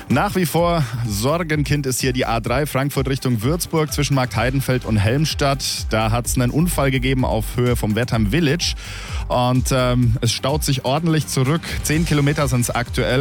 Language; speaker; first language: German; native; German